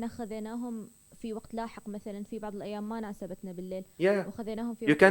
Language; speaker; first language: Arabic; native; Arabic